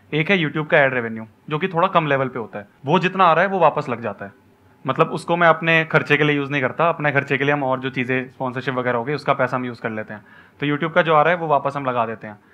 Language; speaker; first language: Hindi; native; Hindi